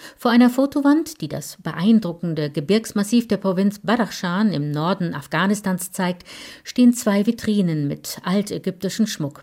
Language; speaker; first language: German; native; German